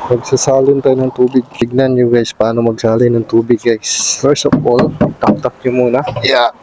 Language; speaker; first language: Filipino; non-native, local second language; Cebuano